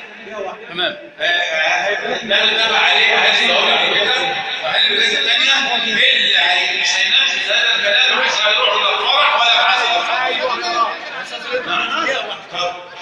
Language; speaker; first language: Arabic; native; Arabic